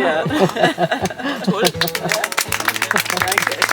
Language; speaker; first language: German; non-native, learner; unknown